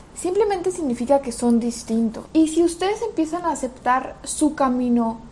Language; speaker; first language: Spanish; early bilingual, other home language; Russian